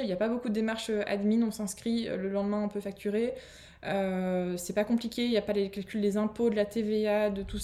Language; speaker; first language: French; native; French